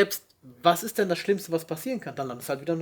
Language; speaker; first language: German; native; German